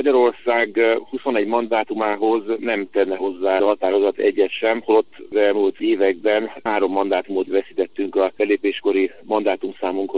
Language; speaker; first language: Hungarian; native; Hungarian